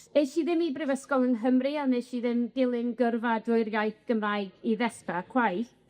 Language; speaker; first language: Welsh; native; Welsh